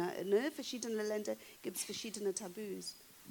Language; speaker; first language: German; non-native, fluent; English